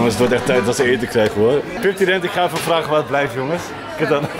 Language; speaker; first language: Dutch; native; Dutch